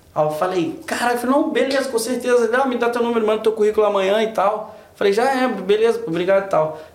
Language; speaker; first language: Portuguese; native; Portuguese